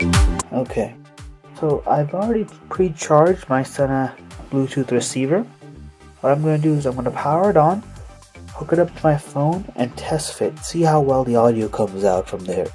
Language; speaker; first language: English; native; English